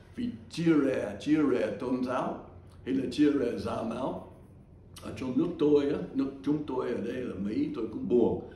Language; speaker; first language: Vietnamese; non-native, fluent; English